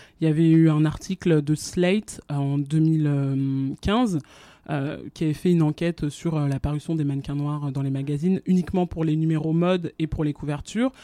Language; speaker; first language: French; native; French